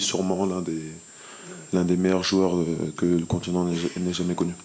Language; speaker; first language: French; early bilingual, other home language; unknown